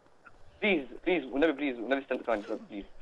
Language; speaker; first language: Arabic; native; Arabic